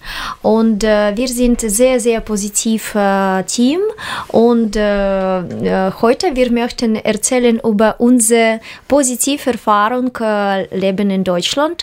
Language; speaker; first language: German; non-native, learner; Russian